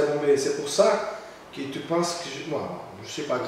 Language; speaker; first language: French; non-native, learner; Portuguese